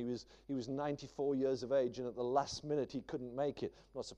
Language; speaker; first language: English; native; English